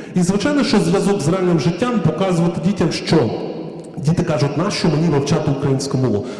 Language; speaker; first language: Ukrainian; native; Ukrainian